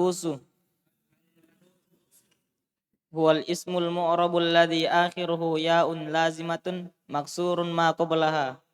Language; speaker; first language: Arabic; non-native, learner; Indonesian